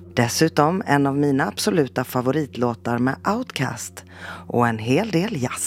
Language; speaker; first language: Swedish; native; Swedish